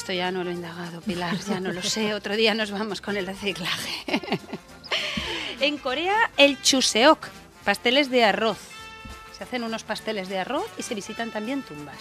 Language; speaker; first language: Spanish; native; Spanish